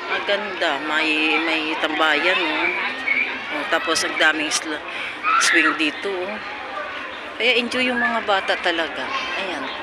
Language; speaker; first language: Filipino; non-native, local second language; Cebuano